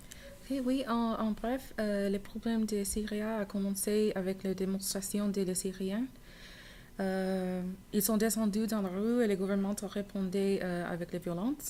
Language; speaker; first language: French; non-native, learner; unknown